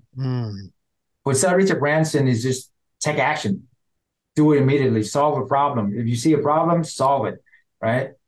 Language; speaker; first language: English; non-native, fluent; Vietnamese